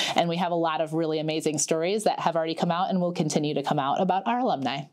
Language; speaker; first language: English; native; English